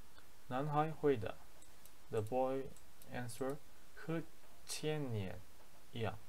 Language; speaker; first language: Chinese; non-native, learner; Turkish